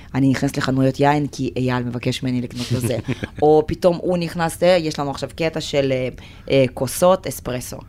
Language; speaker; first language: Hebrew; non-native, fluent; Russian